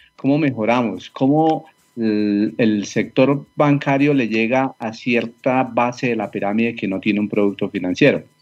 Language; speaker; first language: Spanish; native; Spanish